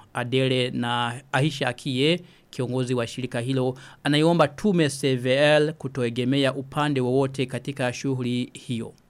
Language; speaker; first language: Swahili; non-native, local second language; Rundi